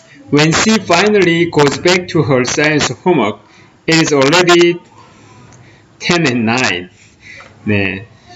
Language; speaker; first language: English; non-native, fluent; Korean